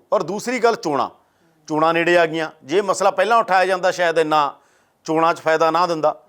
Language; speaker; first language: Punjabi; native; Punjabi